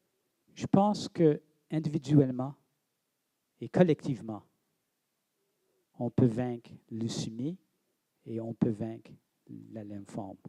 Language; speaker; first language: French; non-native, local second language; English